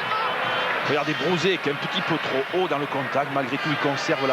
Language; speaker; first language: French; native; French